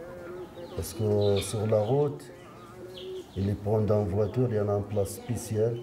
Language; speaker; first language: French; non-native, local second language; Arabic